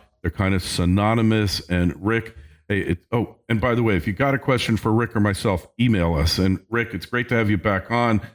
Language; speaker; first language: English; native; English